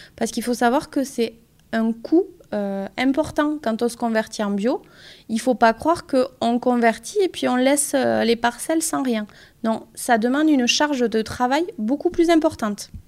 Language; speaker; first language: French; native; French